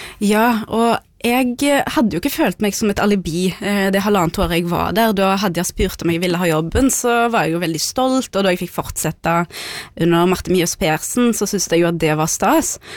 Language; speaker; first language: Norwegian; early bilingual, other home language; Arabic